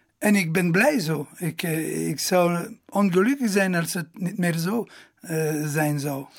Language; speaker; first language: Dutch; non-native, local second language; Italian